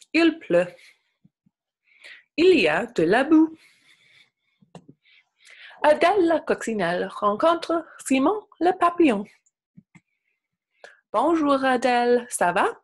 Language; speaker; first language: French; non-native, local second language; English